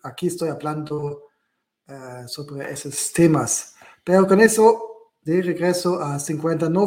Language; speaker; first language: Spanish; non-native, learner; German